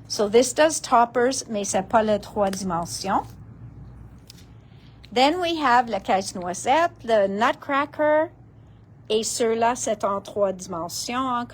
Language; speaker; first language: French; non-native, local second language; English